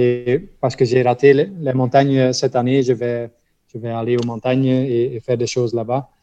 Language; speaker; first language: French; non-native, local second language; Dutch